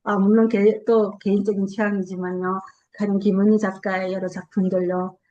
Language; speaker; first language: Korean; native; Korean